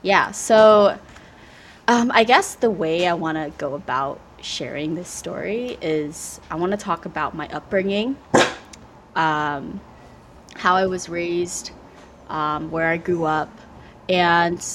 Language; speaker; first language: English; early bilingual, other home language; Vietnamese